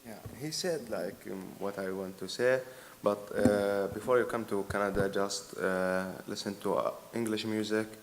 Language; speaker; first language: English; non-native, learner; Arabic